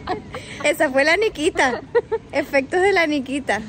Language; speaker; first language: Portuguese; early bilingual, heritage; Spanish